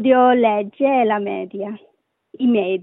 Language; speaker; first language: Italian; non-native, fluent; Sinhala